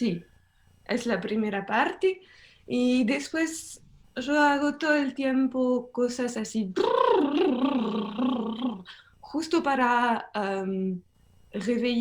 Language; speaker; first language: Spanish; non-native, learner; French